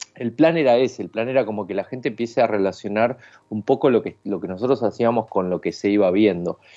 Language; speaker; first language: Spanish; native; Spanish